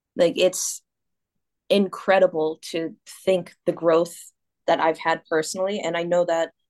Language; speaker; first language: English; native; English